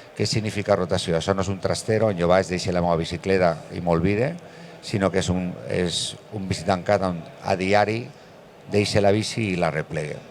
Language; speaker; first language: Catalan; non-native, local second language; Spanish